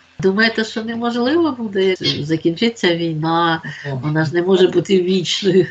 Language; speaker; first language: Ukrainian; native; Ukrainian